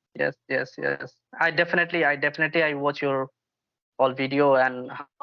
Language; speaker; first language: English; non-native, local second language; Hindi